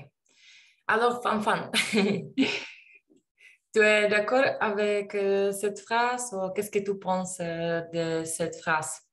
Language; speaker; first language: French; non-native, learner; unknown